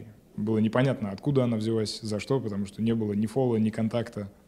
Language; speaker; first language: Russian; native; Russian